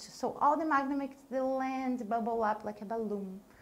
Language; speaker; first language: English; non-native, fluent; Portuguese